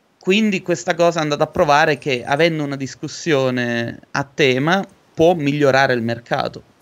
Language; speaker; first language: Italian; native; Italian